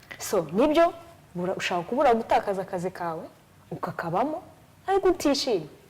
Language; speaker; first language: Kinyarwanda; early bilingual, heritage; Kinyarwanda